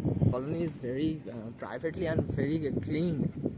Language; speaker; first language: English; non-native, local second language; Bangla